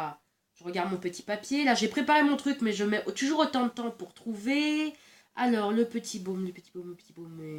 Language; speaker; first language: French; native; French